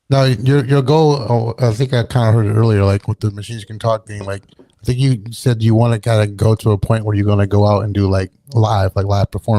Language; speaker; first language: English; native; English